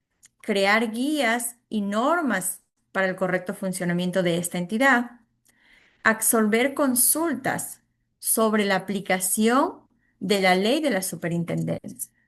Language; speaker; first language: Spanish; native; Spanish